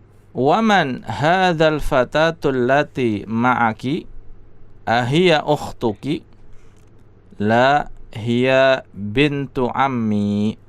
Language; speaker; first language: Arabic; non-native, learner; Indonesian